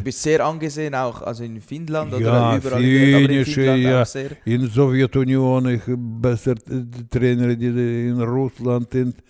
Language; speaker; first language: German; non-native, learner; Russian